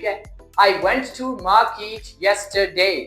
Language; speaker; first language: English; non-native, local second language; Urdu